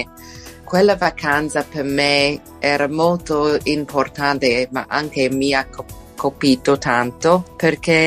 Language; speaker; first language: Italian; non-native, fluent; English